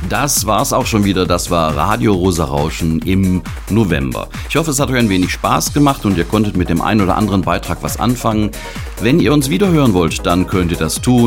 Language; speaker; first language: German; native; German